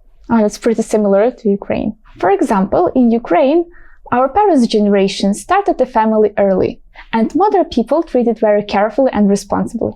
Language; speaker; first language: English; non-native, fluent; Ukrainian